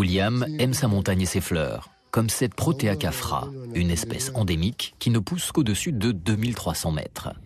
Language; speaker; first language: French; native; French